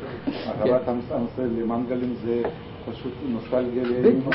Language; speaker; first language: Hebrew; non-native, fluent; Russian